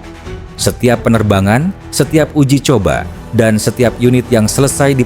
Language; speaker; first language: Indonesian; native; Indonesian